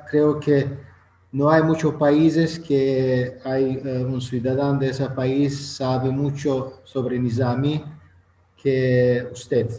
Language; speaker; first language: Spanish; non-native, learner; Azerbaijani